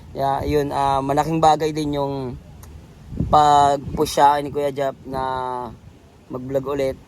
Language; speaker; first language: Filipino; native; Filipino